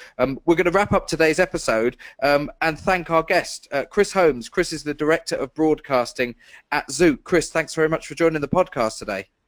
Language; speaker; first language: English; native; English